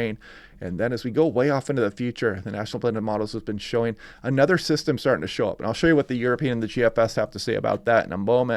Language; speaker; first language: English; native; English